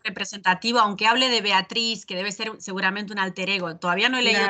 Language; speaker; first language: Spanish; native; Spanish